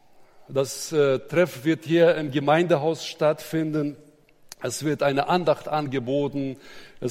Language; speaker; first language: German; native; German